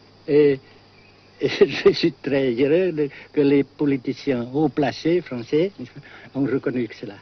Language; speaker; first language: French; non-native, fluent; Vietnamese